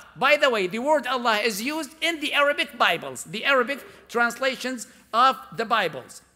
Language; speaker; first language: English; non-native, fluent; Arabic